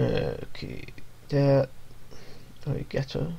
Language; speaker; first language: Japanese; non-native, learner; English